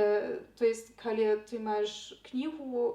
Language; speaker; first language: Polish; non-native, learner; Belarusian